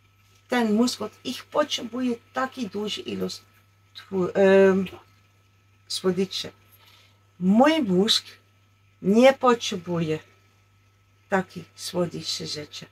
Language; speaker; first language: Polish; non-native, learner; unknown